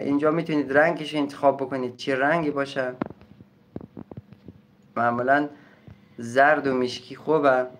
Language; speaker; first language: Persian; native; Persian